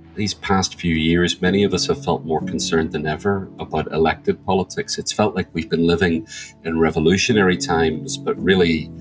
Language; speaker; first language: English; native; English